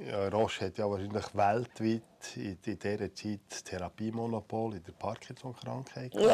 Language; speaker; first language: German; native; German